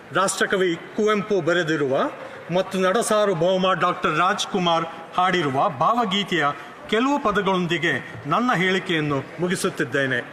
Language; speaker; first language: Kannada; native; Kannada